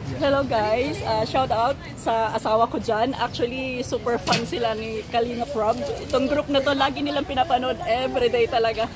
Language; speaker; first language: Filipino; non-native, local second language; Bikol